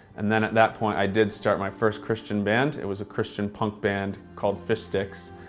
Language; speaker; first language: English; native; English